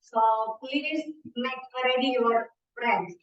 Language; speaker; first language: English; non-native, fluent; Indonesian